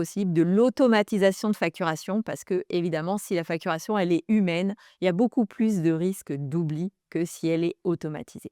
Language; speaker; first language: French; native; French